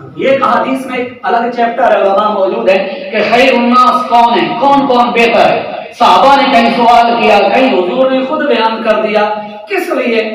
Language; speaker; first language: Urdu; non-native, local second language; Punjabi